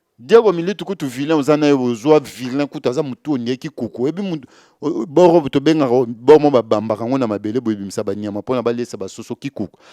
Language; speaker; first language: Lingala; native; Lingala